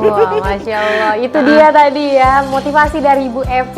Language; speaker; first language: Indonesian; native; Indonesian